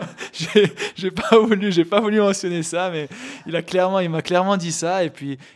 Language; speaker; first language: French; non-native, local second language; Arabic